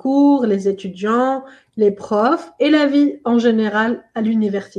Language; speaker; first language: French; non-native, local second language; Arabic